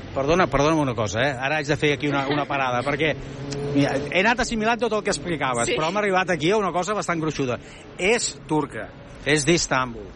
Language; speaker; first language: Catalan; native; Catalan